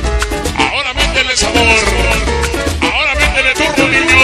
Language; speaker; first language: Spanish; native; Spanish